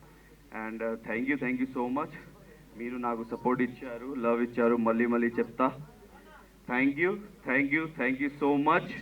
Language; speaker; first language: Telugu; non-native, local second language; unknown